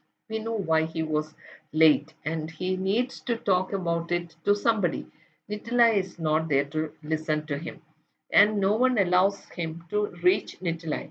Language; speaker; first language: English; non-native, local second language; Malayalam